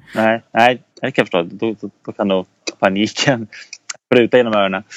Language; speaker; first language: Swedish; native; Swedish